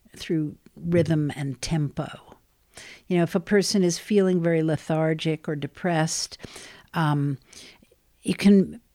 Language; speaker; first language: English; native; English